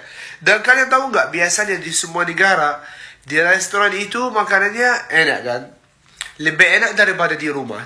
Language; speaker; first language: Indonesian; non-native, fluent; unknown